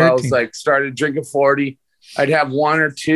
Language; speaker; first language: English; native; English